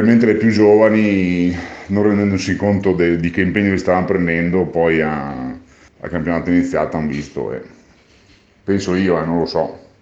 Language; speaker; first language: Italian; native; Italian